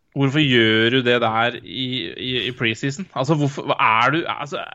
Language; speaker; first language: Norwegian; native; Norwegian